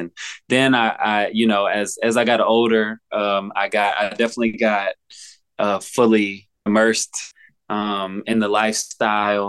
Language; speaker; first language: English; native; English